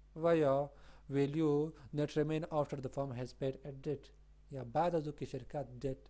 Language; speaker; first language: Persian; non-native, local second language; Pashto